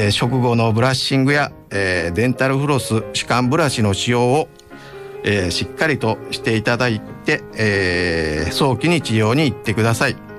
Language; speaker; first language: Japanese; native; Japanese